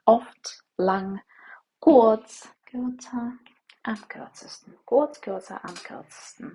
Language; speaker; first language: German; non-native, fluent; Ukrainian